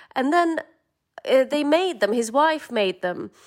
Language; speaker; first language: English; non-native, fluent; Russian